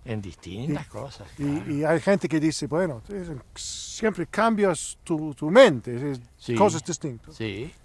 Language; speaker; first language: Spanish; non-native, learner; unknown